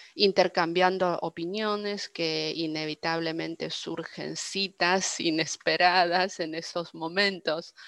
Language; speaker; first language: Spanish; non-native, fluent; Chinese